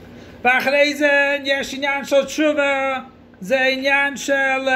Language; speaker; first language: Hebrew; non-native, fluent; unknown